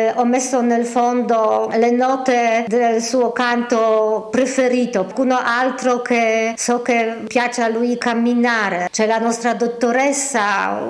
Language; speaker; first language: Italian; non-native, fluent; Polish